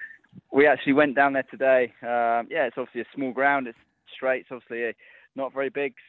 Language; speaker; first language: English; native; English